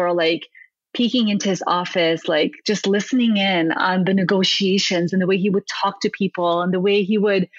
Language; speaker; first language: English; early bilingual, other home language; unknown